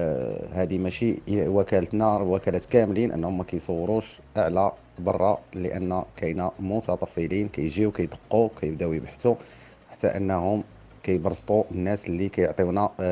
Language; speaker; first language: Arabic; native; Arabic